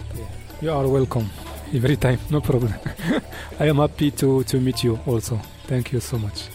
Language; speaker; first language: English; non-native, learner; Arabic